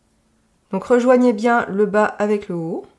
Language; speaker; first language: French; native; French